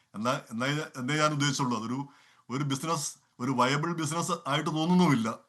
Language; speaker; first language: Malayalam; native; Malayalam